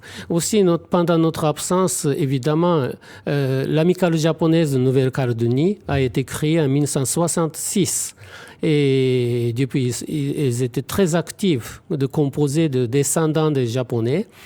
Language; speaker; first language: French; non-native, fluent; Japanese